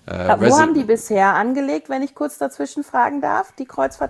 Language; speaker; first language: German; native; German